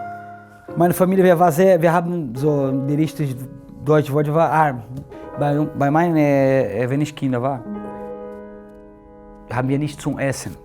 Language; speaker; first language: German; non-native, learner; Portuguese